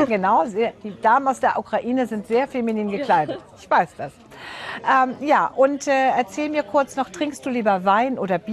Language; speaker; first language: German; native; German